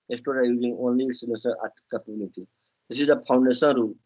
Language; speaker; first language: English; non-native, local second language; Nepali